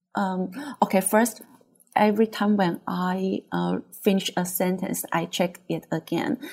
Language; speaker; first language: English; non-native, fluent; Chinese